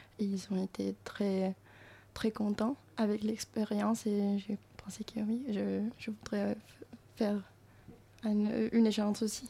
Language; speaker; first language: French; non-native, learner; Finnish